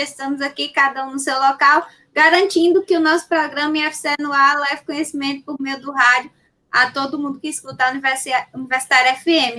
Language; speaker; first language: Portuguese; native; Portuguese